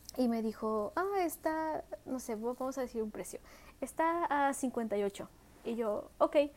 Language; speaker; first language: Spanish; early bilingual, heritage; Spanish